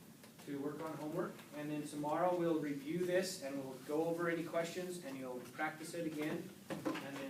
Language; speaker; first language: English; native; English